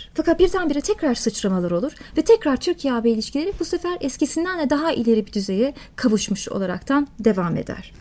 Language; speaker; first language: Turkish; native; Turkish